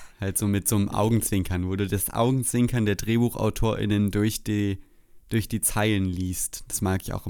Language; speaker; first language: German; native; German